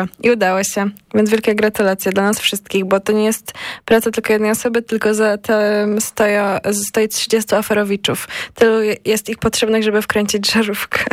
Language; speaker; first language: Polish; native; Polish